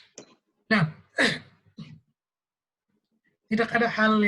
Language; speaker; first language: Indonesian; native; Indonesian